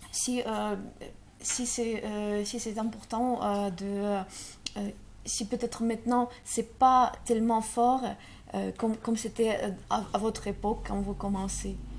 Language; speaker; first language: French; non-native, learner; Russian